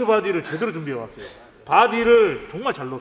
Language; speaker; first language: Korean; native; Korean